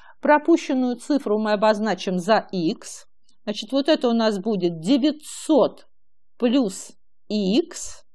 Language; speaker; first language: Russian; native; Russian